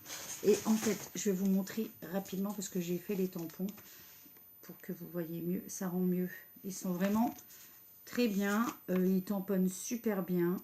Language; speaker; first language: French; native; French